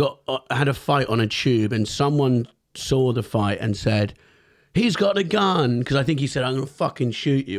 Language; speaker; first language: English; native; English